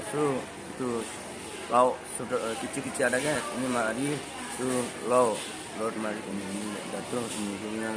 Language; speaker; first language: Indonesian; non-native, learner; Rohingya